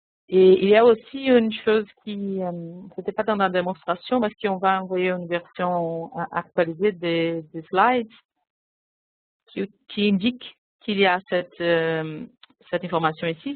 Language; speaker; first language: French; non-native, fluent; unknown